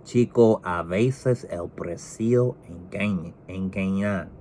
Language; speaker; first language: Spanish; non-native, learner; English